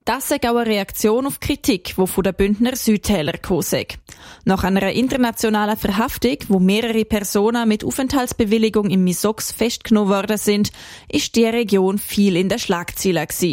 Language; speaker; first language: German; native; German